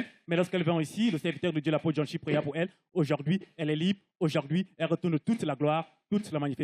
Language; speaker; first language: French; non-native, local second language; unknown